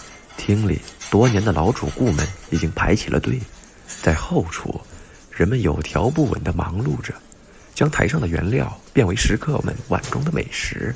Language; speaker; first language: Chinese; native; Chinese